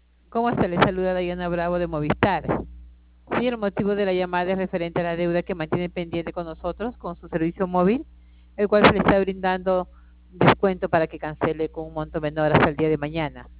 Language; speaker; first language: Spanish; native; Spanish